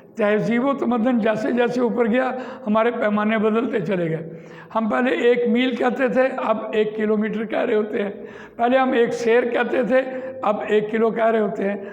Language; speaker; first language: Urdu; non-native, local second language; Punjabi